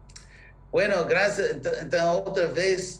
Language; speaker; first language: Spanish; non-native, fluent; English